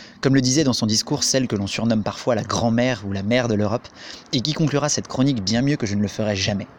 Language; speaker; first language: French; native; French